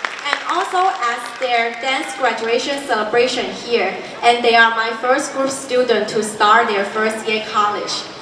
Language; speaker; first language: English; non-native, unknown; Chinese